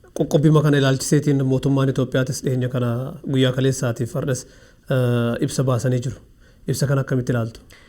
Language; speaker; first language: Oromo; native; Oromo